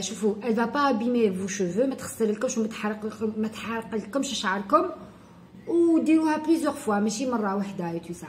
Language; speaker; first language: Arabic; native; Arabic